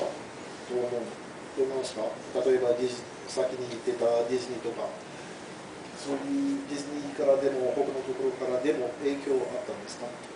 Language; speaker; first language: Japanese; non-native, fluent; English